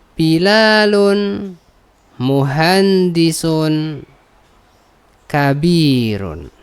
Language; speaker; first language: Arabic; non-native, fluent; Indonesian